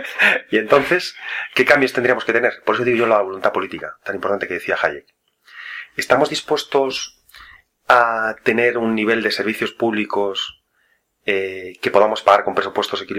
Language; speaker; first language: Spanish; native; Spanish